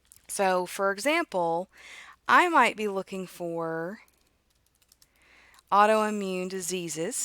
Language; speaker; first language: English; native; English